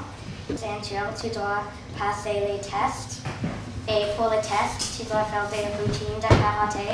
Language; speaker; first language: French; non-native, learner; English